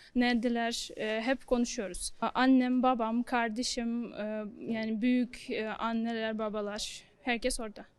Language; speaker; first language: Turkish; non-native, learner; Ukrainian